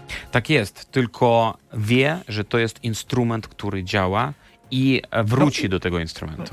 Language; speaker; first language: Polish; non-native, fluent; Belarusian